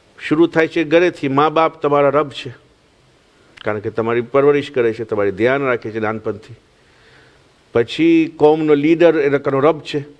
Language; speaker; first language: Gujarati; early bilingual, heritage; Gujarati